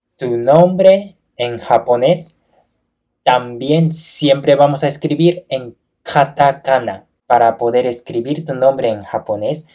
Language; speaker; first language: Spanish; non-native, fluent; Japanese